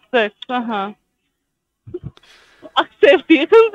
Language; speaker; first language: German; non-native, learner; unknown